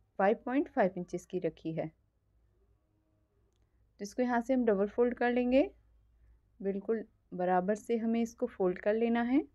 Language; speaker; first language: Hindi; native; Hindi